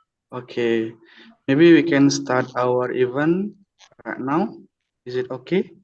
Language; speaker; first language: English; non-native, learner; Indonesian